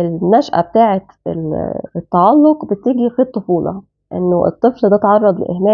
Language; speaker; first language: Arabic; native; Arabic